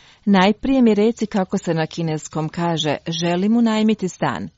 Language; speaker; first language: Croatian; native; Croatian